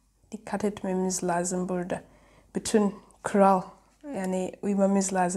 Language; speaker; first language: Turkish; non-native, learner; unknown